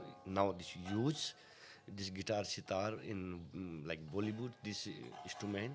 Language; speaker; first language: English; non-native, learner; Hindi